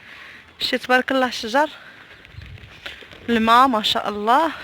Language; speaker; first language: Arabic; native; Arabic